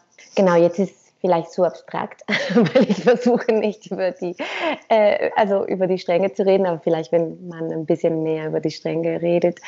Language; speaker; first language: German; non-native, fluent; Spanish